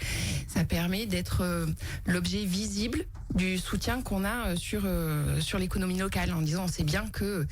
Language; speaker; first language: French; native; French